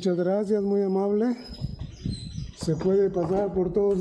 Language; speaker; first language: Spanish; native; Spanish